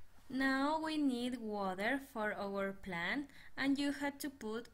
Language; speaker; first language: English; non-native, learner; Spanish